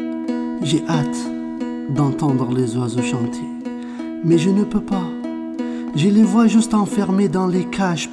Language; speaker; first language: French; early bilingual, other home language; Kurdish